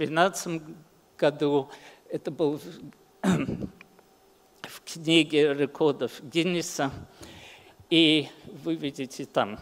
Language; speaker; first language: Russian; early bilingual, heritage; English